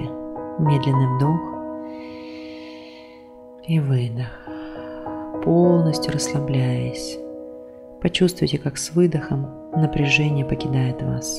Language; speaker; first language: Russian; native; Russian